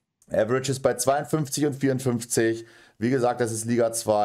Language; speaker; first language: German; native; German